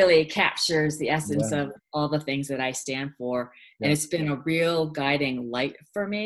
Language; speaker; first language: English; early bilingual, other home language; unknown